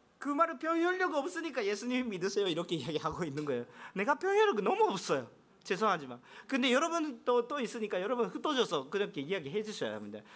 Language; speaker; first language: Korean; non-native, fluent; Japanese